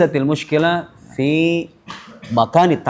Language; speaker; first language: Arabic; non-native, fluent; Indonesian